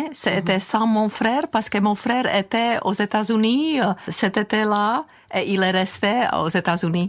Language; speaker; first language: French; non-native, fluent; Czech